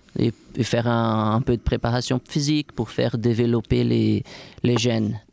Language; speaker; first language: French; non-native, fluent; Portuguese